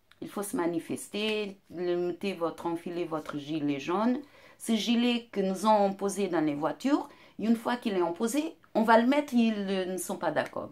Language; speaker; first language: French; non-native, fluent; Portuguese